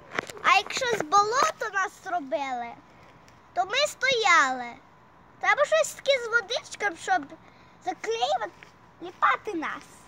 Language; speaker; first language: Ukrainian; early bilingual, heritage; Ukrainian